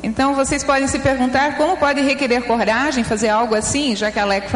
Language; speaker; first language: Portuguese; native; Portuguese